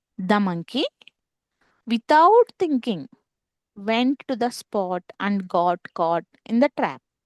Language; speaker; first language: English; non-native, local second language; Telugu